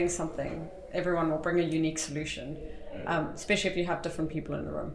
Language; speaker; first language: English; native; English